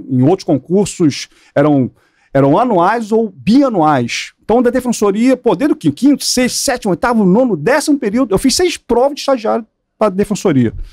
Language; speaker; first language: Portuguese; native; Portuguese